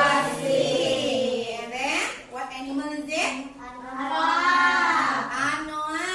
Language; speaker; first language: English; non-native, learner; Indonesian